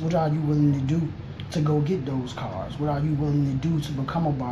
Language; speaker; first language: English; native; English